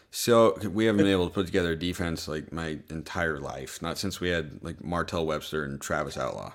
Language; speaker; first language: English; native; English